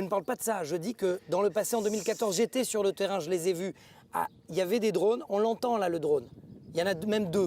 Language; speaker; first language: French; native; French